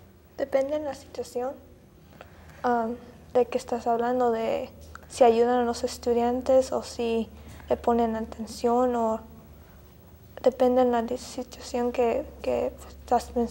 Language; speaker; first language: Spanish; early bilingual, heritage; Spanish